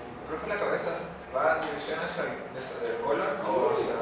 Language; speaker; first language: Spanish; native; Spanish